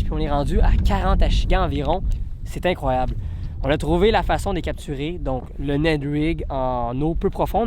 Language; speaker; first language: French; native; French